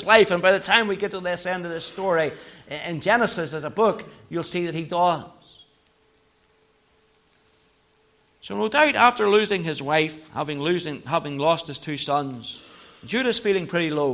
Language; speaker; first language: English; native; English